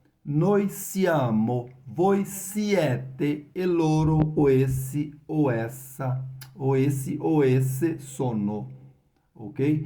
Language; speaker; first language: Italian; non-native, fluent; Portuguese